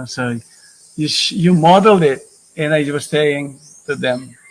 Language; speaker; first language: English; non-native, local second language; Filipino